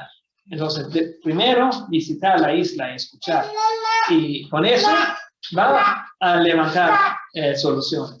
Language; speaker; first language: Spanish; non-native, fluent; Swedish